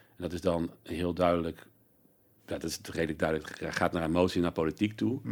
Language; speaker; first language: Dutch; native; Dutch